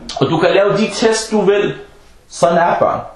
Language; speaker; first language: Danish; non-native, fluent; Arabic